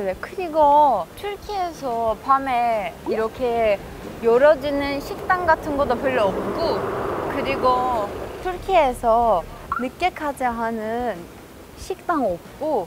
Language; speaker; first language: Korean; non-native, learner; Turkish